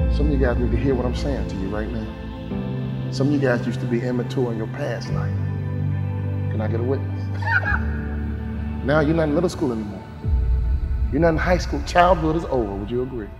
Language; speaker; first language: English; native; English